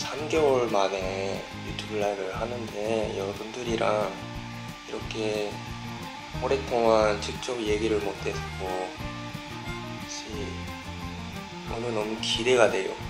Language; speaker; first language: Korean; non-native, fluent; Japanese